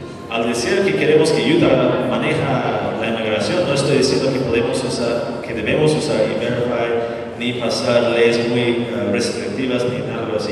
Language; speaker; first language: Spanish; non-native, fluent; English